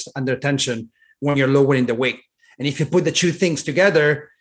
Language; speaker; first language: English; non-native, fluent; Italian